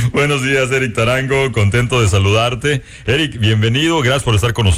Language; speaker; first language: Spanish; native; Spanish